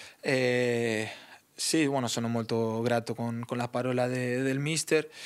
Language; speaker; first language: Italian; non-native, learner; Spanish